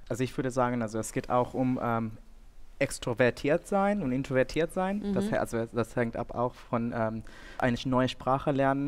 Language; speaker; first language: German; non-native, fluent; Bangla